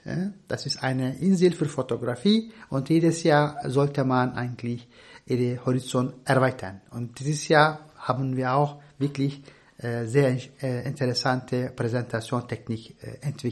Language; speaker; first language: German; non-native, fluent; Turkish